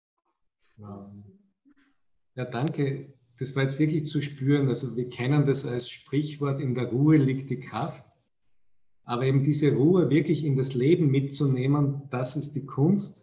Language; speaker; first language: German; native; German